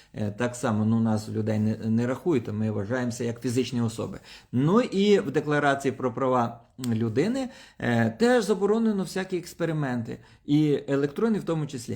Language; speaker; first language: Ukrainian; non-native, local second language; Russian